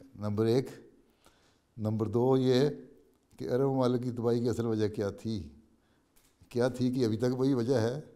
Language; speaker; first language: Urdu; native; Urdu